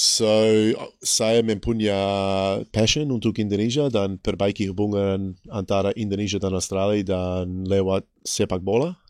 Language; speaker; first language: Indonesian; non-native, fluent; English